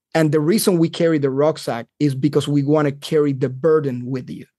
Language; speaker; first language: English; non-native, fluent; Spanish